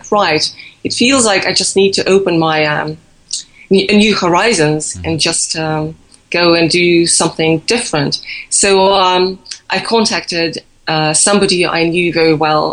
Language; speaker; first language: English; non-native, fluent; Russian